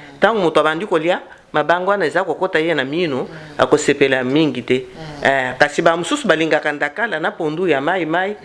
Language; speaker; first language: Lingala; non-native, local second language; Luba-Lulua